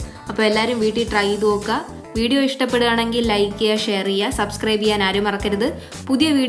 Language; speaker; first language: Malayalam; native; Malayalam